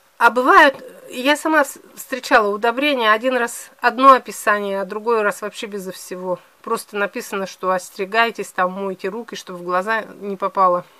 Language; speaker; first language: Russian; native; Russian